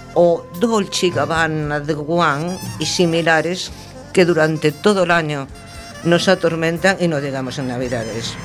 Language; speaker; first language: Spanish; non-native, local second language; Galician